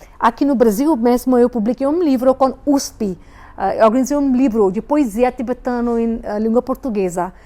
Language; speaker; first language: Portuguese; non-native, fluent; Hindi